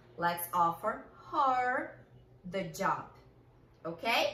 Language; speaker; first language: English; non-native, fluent; Portuguese